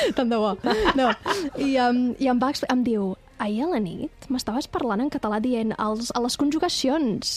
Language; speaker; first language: Catalan; non-native, fluent; English